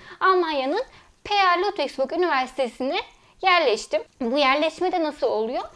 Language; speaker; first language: Turkish; early bilingual, heritage; Turkish